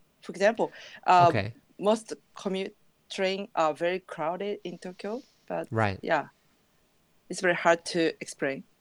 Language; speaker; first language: English; non-native, learner; Japanese